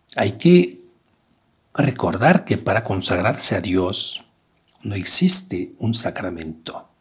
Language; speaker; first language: Spanish; non-native, fluent; French